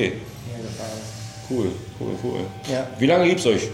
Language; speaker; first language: German; native; German